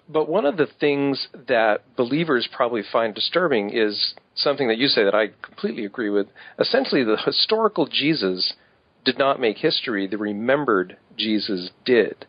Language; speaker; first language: English; native; English